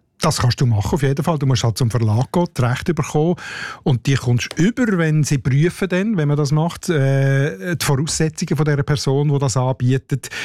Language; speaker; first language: German; native; German